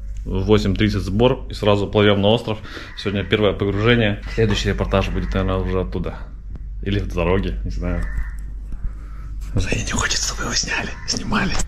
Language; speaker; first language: Russian; native; Russian